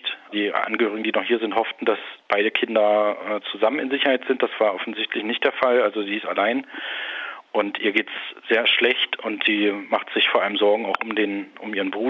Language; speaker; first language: German; native; German